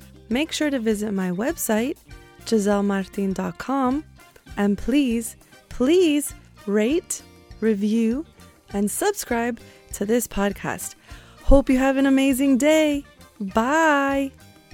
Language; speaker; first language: English; early bilingual, other home language; Spanish